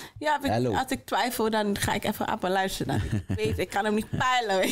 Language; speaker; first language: Dutch; native; Dutch